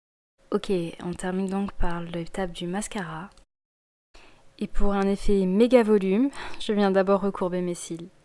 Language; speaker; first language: French; native; French